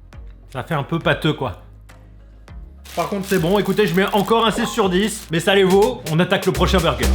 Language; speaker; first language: French; native; French